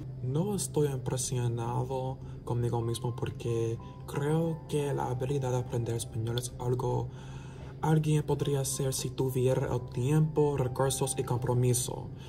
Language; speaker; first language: Spanish; non-native, learner; English